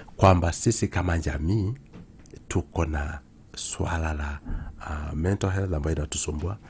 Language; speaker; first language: Swahili; non-native, local second language; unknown